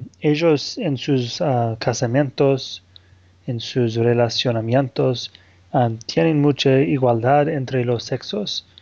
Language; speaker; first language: Spanish; non-native, fluent; Portuguese